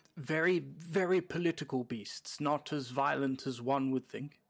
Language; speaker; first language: English; native; English